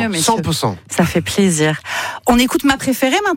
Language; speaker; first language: French; native; French